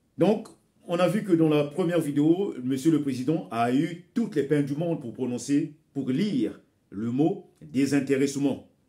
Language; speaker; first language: French; non-native, local second language; Bembe